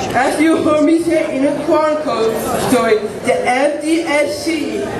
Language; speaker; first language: English; native; English